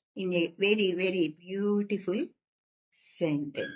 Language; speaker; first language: English; non-native, local second language; Telugu